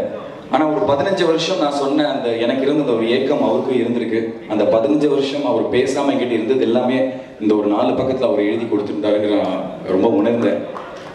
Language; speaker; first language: Tamil; native; Tamil